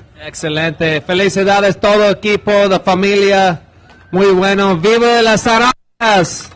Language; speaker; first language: Spanish; non-native, learner; English